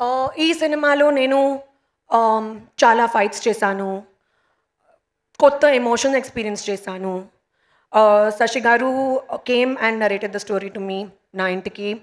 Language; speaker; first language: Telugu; non-native, local second language; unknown